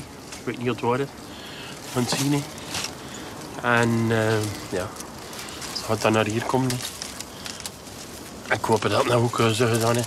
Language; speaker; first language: Dutch; native; Dutch